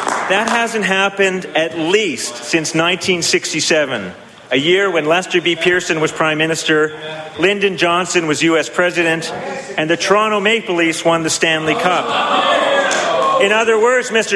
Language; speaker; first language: English; native; English